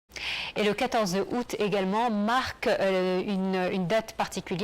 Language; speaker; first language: French; non-native, fluent; Arabic